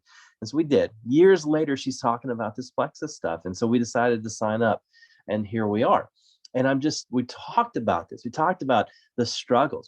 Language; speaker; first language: English; native; English